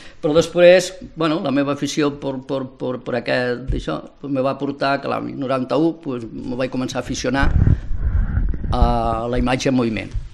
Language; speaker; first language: Catalan; non-native, local second language; Spanish